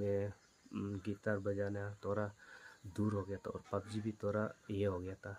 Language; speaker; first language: Hindi; non-native, local second language; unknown